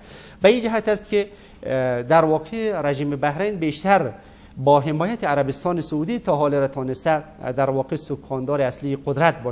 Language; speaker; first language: Persian; native; Persian